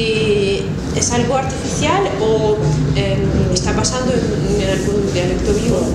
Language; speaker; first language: Spanish; non-native, fluent; Russian